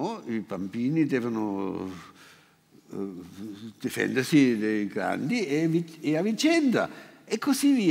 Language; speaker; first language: Italian; non-native, fluent; German